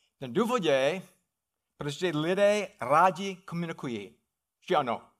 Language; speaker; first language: Czech; non-native, fluent; English